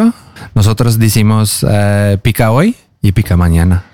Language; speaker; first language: Spanish; non-native, learner; Norwegian